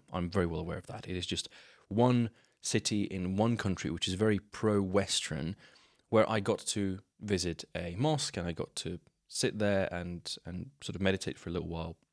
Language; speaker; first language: English; non-native, fluent; Slovenian